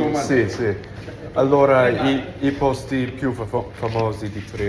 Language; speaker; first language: Italian; non-native, learner; English